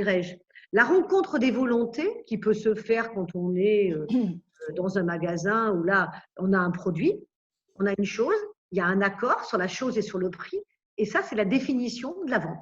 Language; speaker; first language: French; native; French